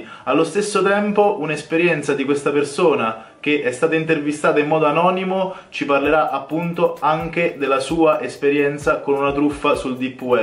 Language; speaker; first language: Italian; native; Italian